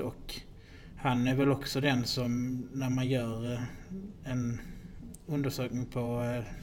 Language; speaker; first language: Swedish; native; Swedish